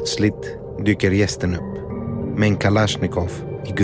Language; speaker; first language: Swedish; native; Swedish